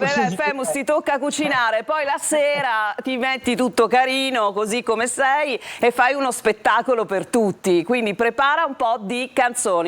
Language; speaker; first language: Italian; native; Italian